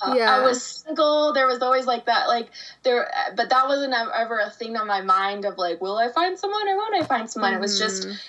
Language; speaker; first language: English; native; English